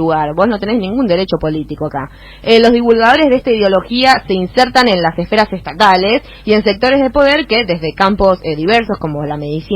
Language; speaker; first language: Spanish; native; Spanish